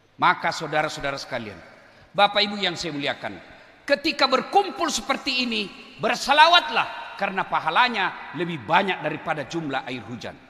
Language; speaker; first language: Indonesian; non-native, local second language; Buginese